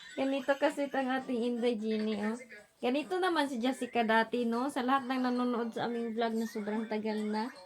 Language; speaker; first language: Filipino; non-native, local second language; Cebuano